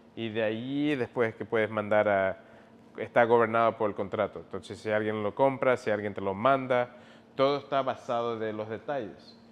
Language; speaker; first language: Spanish; early bilingual, heritage; Spanish